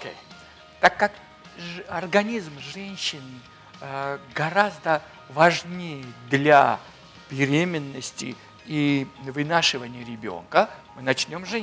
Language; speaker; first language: Russian; non-native, fluent; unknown